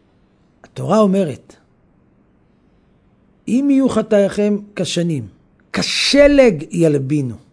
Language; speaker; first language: Hebrew; native; Hebrew